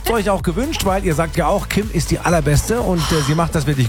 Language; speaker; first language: German; native; German